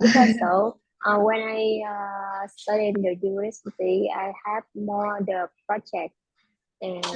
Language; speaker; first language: English; non-native, learner; Vietnamese